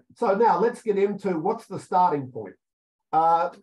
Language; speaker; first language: English; native; English